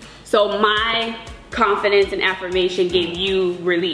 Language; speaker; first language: English; native; English